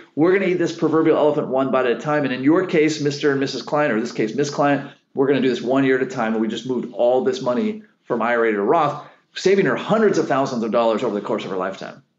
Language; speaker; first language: English; native; English